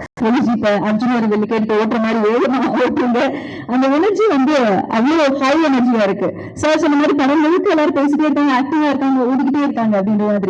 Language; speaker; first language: Tamil; native; Tamil